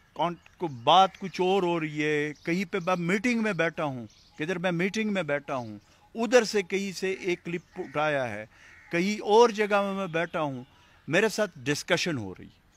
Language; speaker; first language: Urdu; non-native, local second language; Pashto